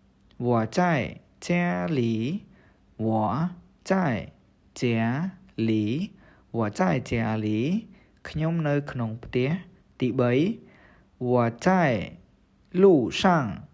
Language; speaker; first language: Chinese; non-native, fluent; Khmer